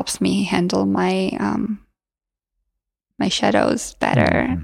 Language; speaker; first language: English; non-native, fluent; Georgian